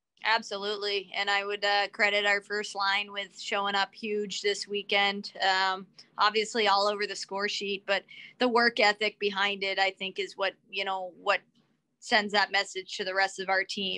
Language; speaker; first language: English; native; English